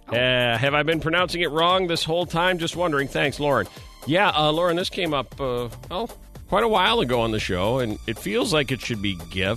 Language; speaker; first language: English; native; English